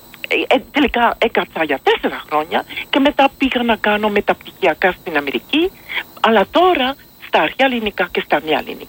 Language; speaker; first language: Greek; non-native, fluent; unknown